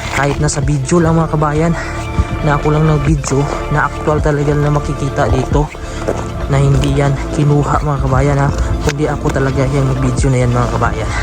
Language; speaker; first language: Filipino; native; Filipino